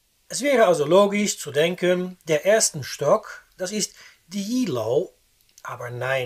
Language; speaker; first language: German; non-native, fluent; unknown